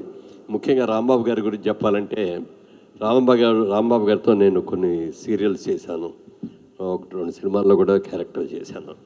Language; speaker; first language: Telugu; native; Telugu